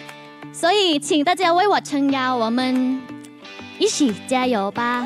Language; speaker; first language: Chinese; non-native, learner; Thai